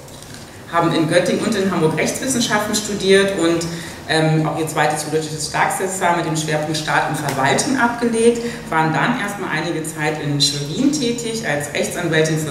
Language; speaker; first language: German; native; German